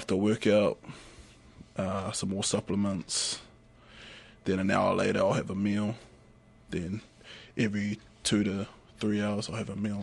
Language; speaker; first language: English; native; English